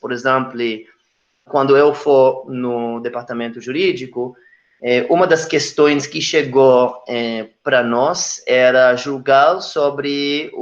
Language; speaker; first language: Portuguese; non-native, fluent; Hebrew